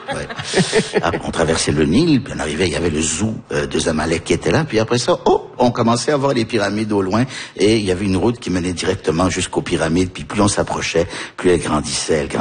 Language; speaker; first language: French; early bilingual, heritage; French